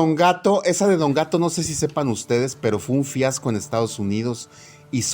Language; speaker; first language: Spanish; native; Spanish